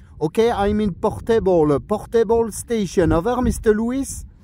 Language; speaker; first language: English; non-native, learner; French